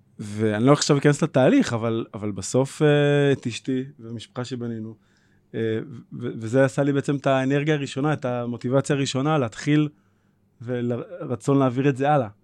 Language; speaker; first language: Hebrew; native; Hebrew